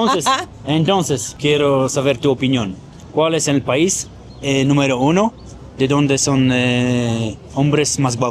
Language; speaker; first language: Spanish; non-native, learner; Polish